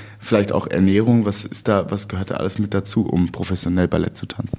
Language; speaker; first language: German; native; German